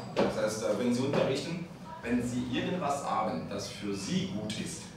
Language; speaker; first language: German; non-native, fluent; French